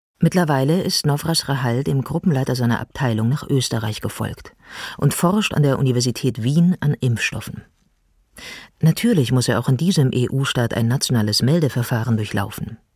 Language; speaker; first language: German; native; German